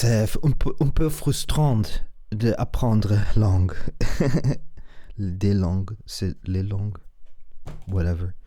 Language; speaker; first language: French; non-native, learner; Spanish